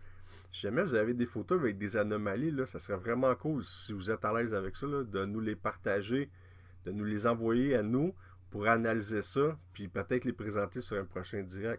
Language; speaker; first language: French; native; French